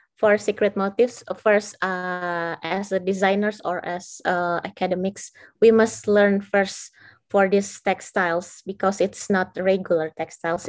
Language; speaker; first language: English; non-native, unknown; Indonesian